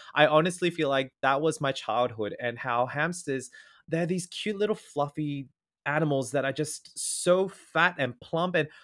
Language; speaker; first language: English; native; English